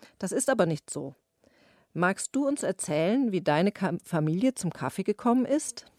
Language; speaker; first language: German; native; German